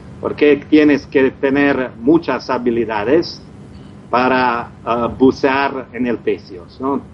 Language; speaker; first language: Spanish; non-native, learner; Croatian